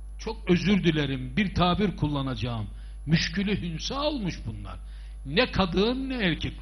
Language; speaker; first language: Turkish; native; Turkish